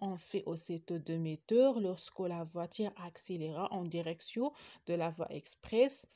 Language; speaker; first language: French; non-native, local second language; Arabic